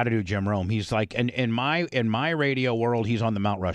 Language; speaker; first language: English; native; English